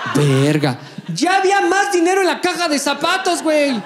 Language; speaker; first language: Spanish; native; Spanish